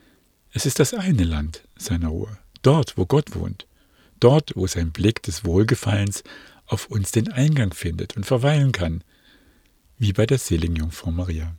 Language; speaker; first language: German; native; German